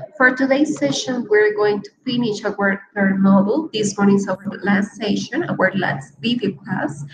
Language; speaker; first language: English; non-native, fluent; Spanish